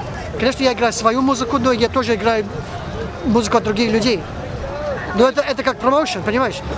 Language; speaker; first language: Russian; early bilingual, heritage; Russian